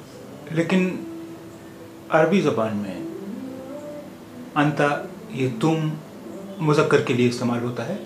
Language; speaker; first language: Urdu; native; Urdu